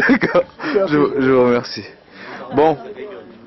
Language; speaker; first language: French; native; French